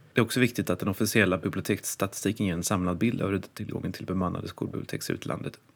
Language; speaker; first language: Swedish; native; Swedish